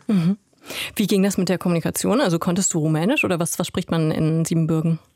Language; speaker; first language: German; native; German